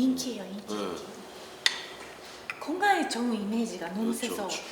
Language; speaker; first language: Korean; non-native, learner; Japanese